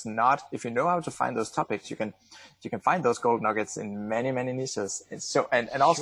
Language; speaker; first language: English; non-native, fluent; Danish